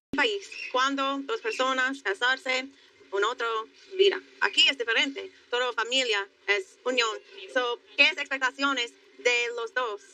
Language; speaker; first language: Spanish; non-native, learner; English